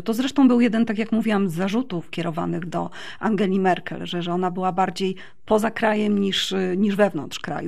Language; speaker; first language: Polish; native; Polish